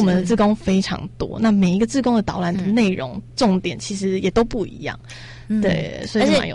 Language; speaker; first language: Chinese; native; Chinese